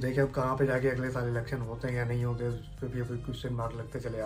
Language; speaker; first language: Urdu; native; Urdu